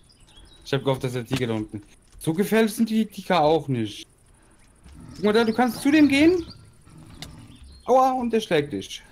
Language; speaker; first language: German; native; German